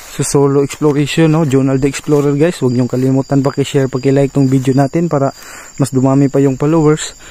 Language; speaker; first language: Filipino; non-native, local second language; Cebuano